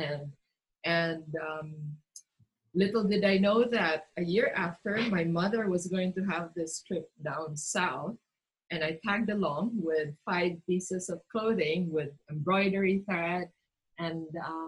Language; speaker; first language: English; non-native, local second language; Cebuano